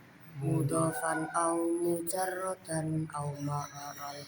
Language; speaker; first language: Arabic; non-native, learner; Javanese